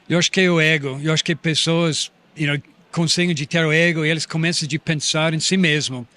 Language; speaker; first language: Portuguese; non-native, fluent; English